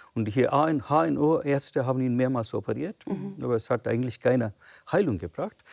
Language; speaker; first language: German; non-native, fluent; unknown